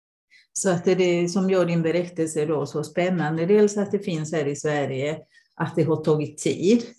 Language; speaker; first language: Swedish; non-native, fluent; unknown